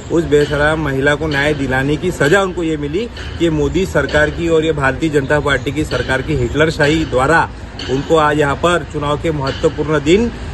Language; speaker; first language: Hindi; non-native, local second language; Marathi